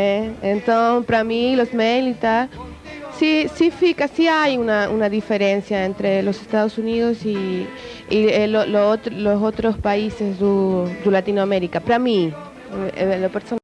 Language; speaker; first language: Portuguese; non-native, learner; Spanish